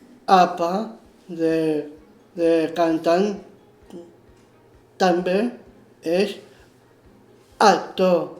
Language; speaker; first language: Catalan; non-native, local second language; Spanish